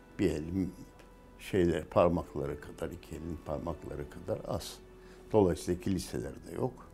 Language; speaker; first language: Turkish; native; Turkish